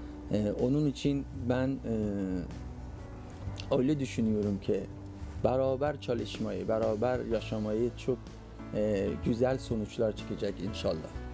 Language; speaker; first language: Turkish; non-native, fluent; Persian